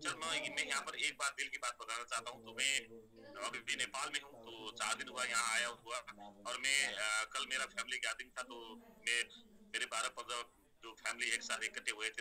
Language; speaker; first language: Hindi; native; Hindi